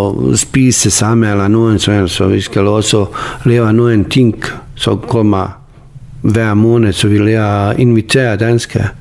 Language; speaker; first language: Danish; non-native, learner; Bosnian